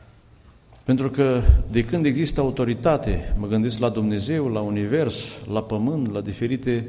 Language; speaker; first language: Romanian; native; Romanian